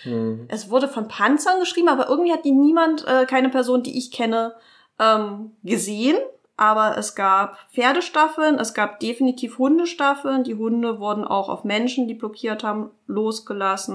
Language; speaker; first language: German; native; German